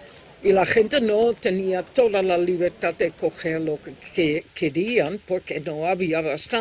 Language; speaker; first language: Spanish; non-native, fluent; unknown